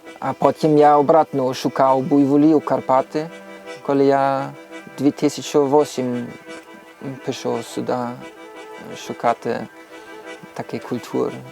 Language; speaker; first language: Ukrainian; non-native, learner; German